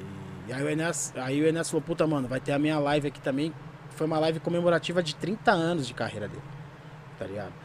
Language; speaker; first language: Portuguese; native; Portuguese